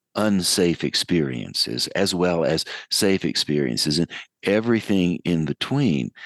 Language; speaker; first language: English; native; English